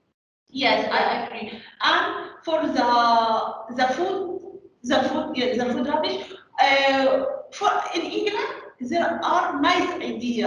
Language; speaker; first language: English; non-native, learner; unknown